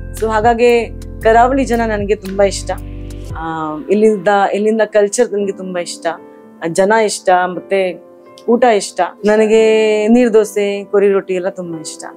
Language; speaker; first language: Kannada; non-native, local second language; Hindi